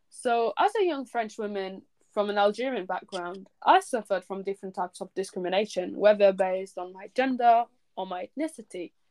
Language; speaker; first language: English; early bilingual, other home language; French